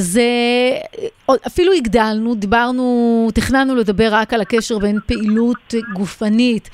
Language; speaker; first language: Hebrew; native; Hebrew